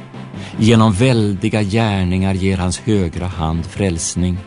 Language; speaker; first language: Swedish; native; Swedish